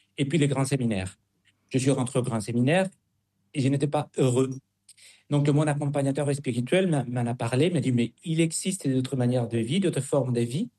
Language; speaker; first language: French; non-native, fluent; Spanish